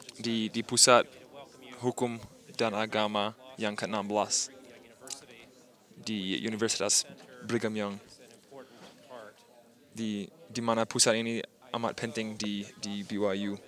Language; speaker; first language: Indonesian; non-native, fluent; English